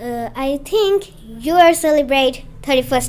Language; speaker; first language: English; non-native, learner; Bangla